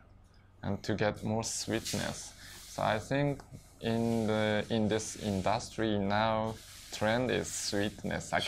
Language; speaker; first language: English; non-native, learner; Japanese